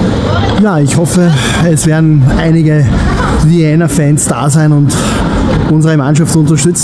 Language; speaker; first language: German; native; German